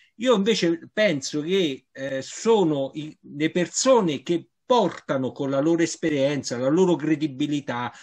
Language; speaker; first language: Italian; native; Italian